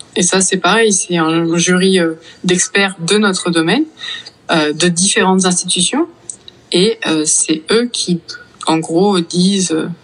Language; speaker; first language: French; native; French